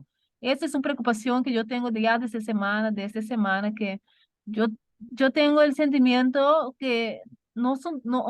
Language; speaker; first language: Spanish; non-native, learner; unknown